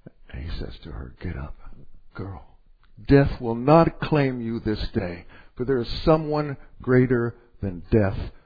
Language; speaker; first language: English; native; English